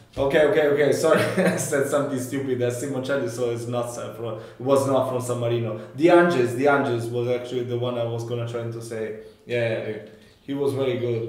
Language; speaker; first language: English; non-native, fluent; Italian